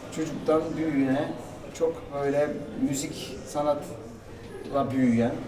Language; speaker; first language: Turkish; native; Turkish